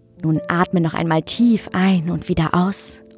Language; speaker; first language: German; native; German